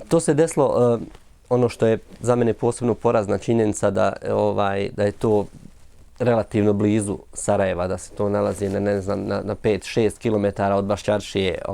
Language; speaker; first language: Bosnian; native; Bosnian